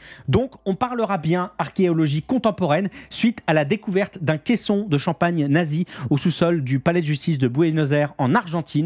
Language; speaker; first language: French; native; French